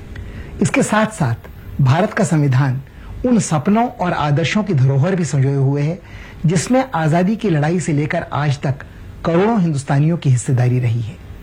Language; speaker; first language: Hindi; native; Hindi